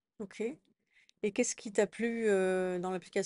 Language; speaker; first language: French; native; French